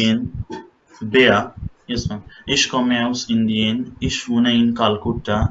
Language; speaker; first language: German; non-native, learner; Bangla